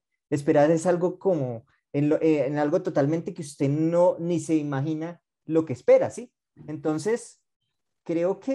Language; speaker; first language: Spanish; native; Spanish